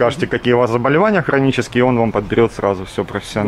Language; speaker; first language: Russian; native; Russian